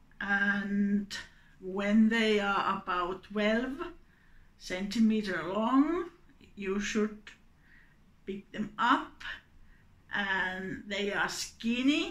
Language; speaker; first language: English; non-native, learner; Finnish